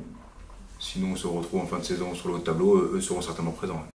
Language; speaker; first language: French; native; French